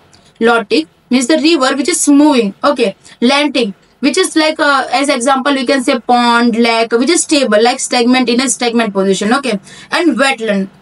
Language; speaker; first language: English; non-native, local second language; Hindi